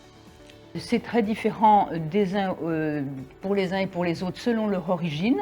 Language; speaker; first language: French; native; French